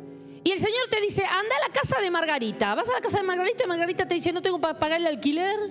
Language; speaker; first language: Spanish; native; Spanish